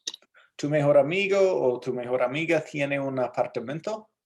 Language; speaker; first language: Spanish; non-native, fluent; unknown